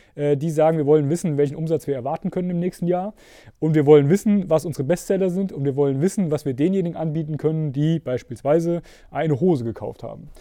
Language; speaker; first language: German; native; German